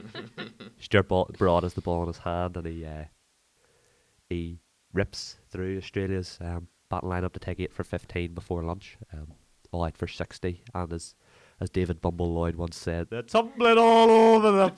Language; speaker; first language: English; native; English